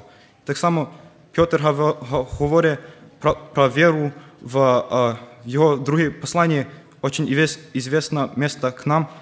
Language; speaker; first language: Russian; early bilingual, heritage; Russian